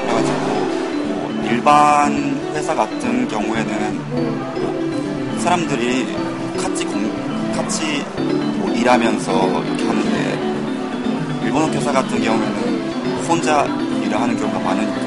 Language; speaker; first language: Korean; non-native, fluent; Japanese